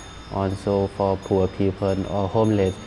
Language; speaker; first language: English; non-native, learner; Thai